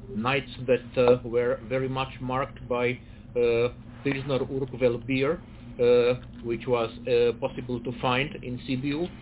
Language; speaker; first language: English; non-native, fluent; Romanian